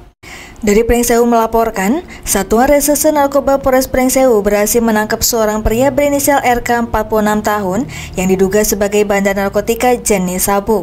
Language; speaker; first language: Indonesian; native; Indonesian